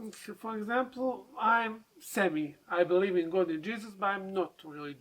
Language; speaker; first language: English; non-native, learner; Serbian